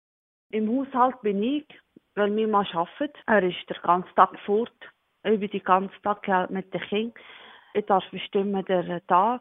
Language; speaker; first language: German; non-native, learner; Arabic